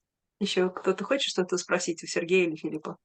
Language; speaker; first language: Russian; native; Russian